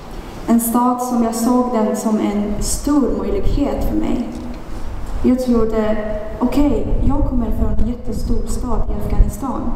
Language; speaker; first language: Swedish; non-native, fluent; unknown